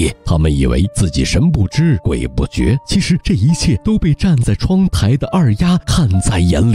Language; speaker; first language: Chinese; native; Chinese